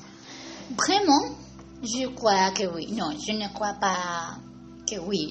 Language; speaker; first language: French; non-native, learner; Spanish